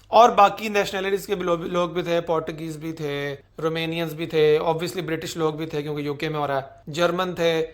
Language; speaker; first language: Urdu; native; Urdu